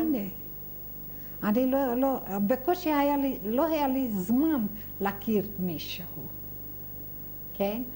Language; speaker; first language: Hebrew; non-native, fluent; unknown